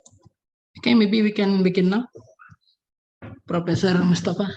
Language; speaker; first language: English; non-native, fluent; Indonesian